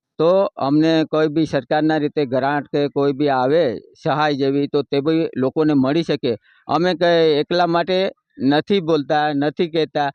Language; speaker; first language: Gujarati; non-native, local second language; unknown